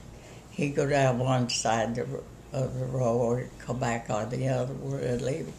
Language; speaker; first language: English; native; English